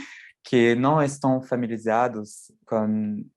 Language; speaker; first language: Portuguese; non-native, fluent; French